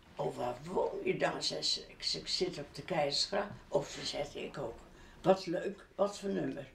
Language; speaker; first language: Dutch; non-native, local second language; Western Frisian